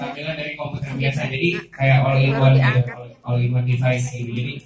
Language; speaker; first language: Indonesian; native; Indonesian